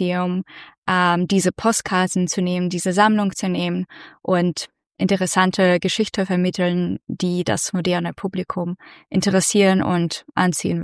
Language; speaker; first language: German; non-native, fluent; Russian